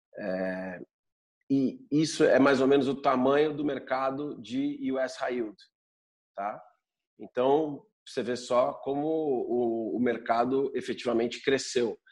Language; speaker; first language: Portuguese; native; Portuguese